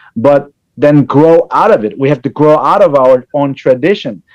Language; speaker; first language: English; non-native, fluent; Korean